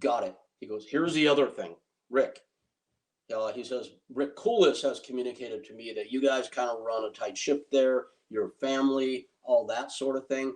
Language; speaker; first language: English; native; English